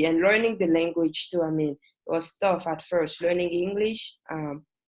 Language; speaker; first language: English; non-native, fluent; French